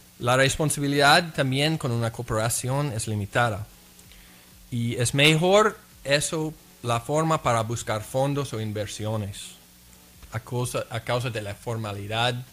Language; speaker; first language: Spanish; non-native, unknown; English